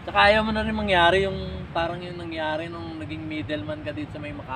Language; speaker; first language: Filipino; native; Filipino